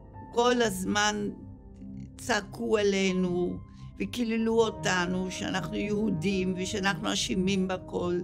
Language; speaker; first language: Hebrew; early bilingual, other home language; Dutch